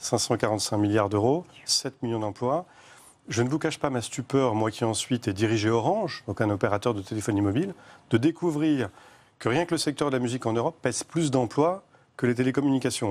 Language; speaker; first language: French; native; French